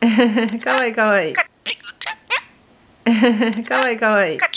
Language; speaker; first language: Japanese; native; Japanese